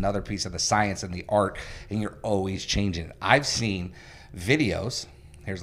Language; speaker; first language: English; native; English